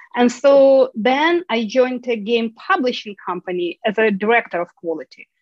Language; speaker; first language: English; non-native, fluent; Ukrainian